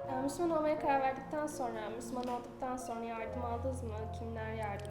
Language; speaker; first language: Turkish; native; Turkish